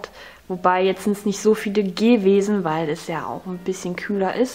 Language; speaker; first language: German; native; German